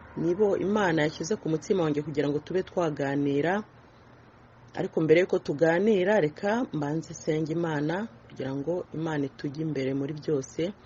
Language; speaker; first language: Kinyarwanda; non-native, local second language; Swahili